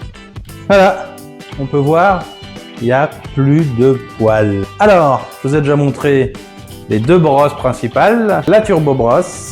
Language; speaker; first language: French; native; French